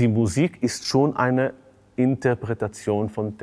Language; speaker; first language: German; non-native, fluent; Hebrew